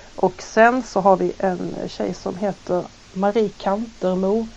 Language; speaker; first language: Swedish; native; Swedish